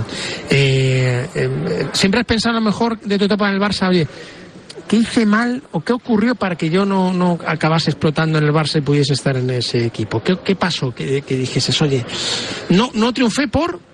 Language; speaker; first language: Spanish; native; Spanish